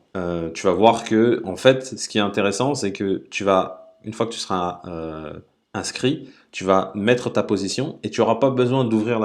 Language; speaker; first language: French; native; French